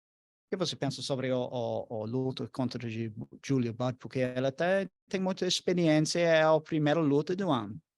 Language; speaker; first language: Portuguese; non-native, learner; English